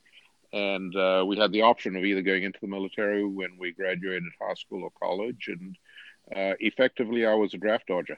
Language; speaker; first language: English; native; English